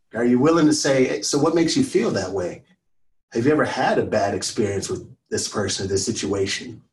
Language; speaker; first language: English; native; English